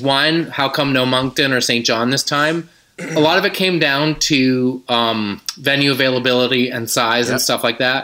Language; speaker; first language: English; native; English